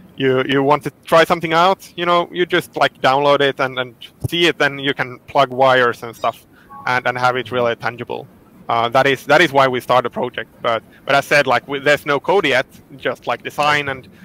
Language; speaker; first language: English; non-native, fluent; Finnish